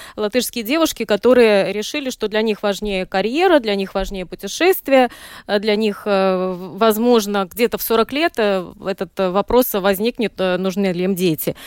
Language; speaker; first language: Russian; native; Russian